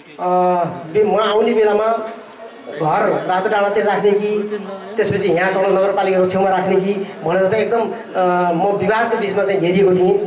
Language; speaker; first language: Nepali; native; Nepali